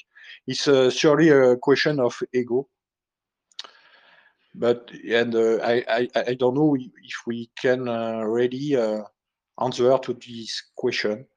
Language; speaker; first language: English; non-native, learner; French